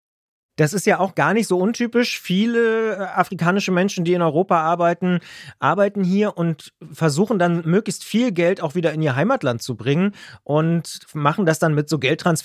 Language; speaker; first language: German; native; German